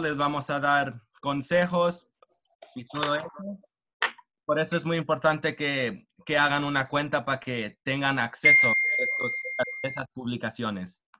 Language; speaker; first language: Spanish; early bilingual, heritage; Spanish